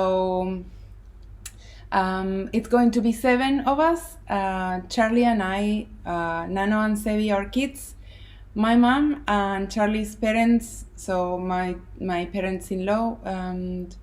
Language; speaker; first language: English; non-native, fluent; Spanish